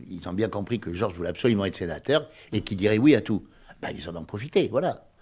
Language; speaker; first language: French; native; French